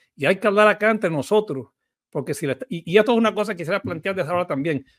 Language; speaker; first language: Spanish; early bilingual, heritage; Spanish